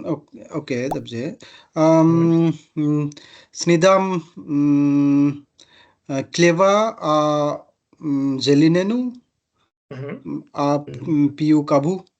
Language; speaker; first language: Czech; non-native, learner; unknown